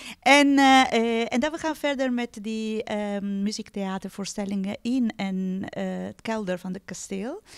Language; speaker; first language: Dutch; non-native, fluent; Italian